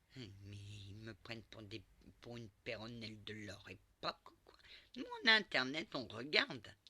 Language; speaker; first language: French; early bilingual, other home language; Portuguese